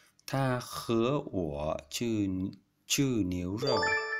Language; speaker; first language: Chinese; non-native, fluent; Vietnamese